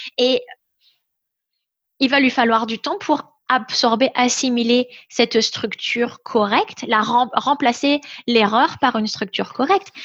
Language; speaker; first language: French; native; French